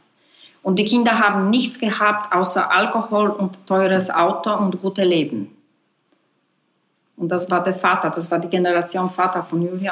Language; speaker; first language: German; non-native, fluent; Polish